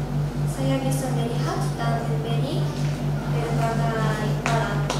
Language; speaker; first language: Indonesian; non-native, learner; Japanese